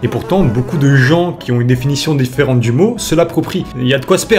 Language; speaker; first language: French; native; French